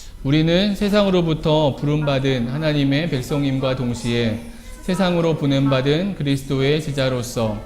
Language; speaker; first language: Korean; native; Korean